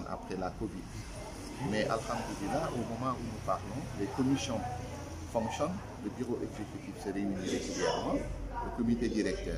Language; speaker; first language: French; non-native, local second language; Wolof